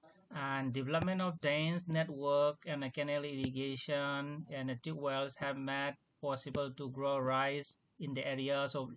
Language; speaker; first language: English; non-native, local second language; Manipuri